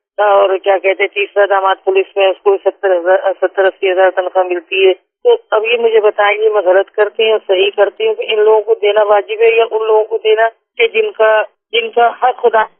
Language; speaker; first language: Urdu; native; Urdu